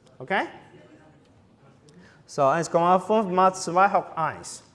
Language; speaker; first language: German; non-native, fluent; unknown